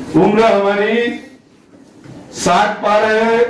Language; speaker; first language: Hindi; non-native, local second language; Marathi